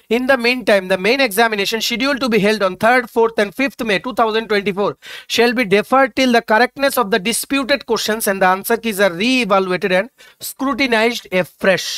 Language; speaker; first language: English; non-native, local second language; Bangla